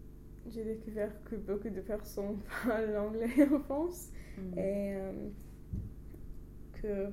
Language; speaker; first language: French; non-native, learner; English